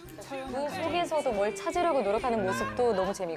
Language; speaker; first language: Korean; native; Korean